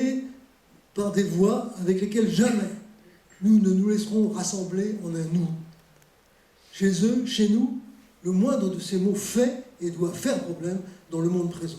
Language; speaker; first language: French; native; French